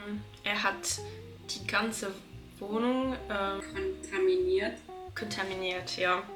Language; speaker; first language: German; non-native, learner; French